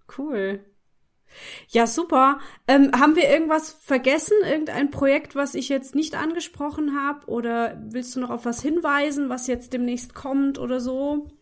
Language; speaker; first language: German; native; German